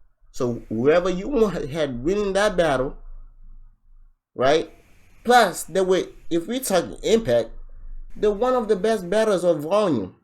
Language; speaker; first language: English; native; English